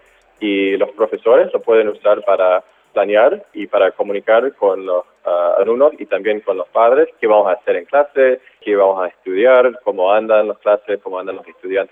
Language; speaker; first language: Spanish; non-native, fluent; English